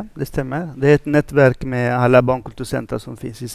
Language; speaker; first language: Swedish; non-native, fluent; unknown